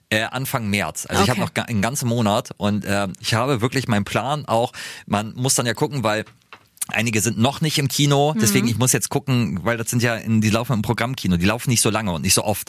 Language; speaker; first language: German; native; German